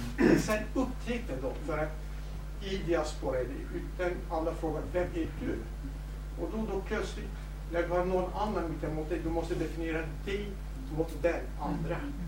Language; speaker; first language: Swedish; non-native, fluent; Kurdish